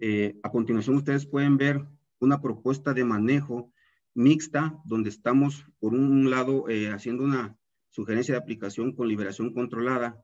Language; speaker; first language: Spanish; native; Spanish